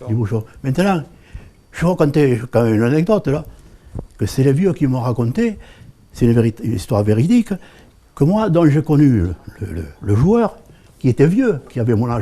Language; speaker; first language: French; native; French